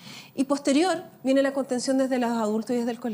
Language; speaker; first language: Spanish; native; Spanish